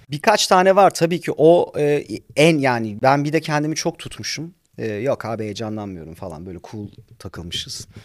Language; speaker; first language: Turkish; native; Turkish